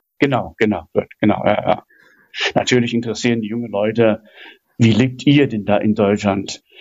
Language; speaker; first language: German; non-native, fluent; Chinese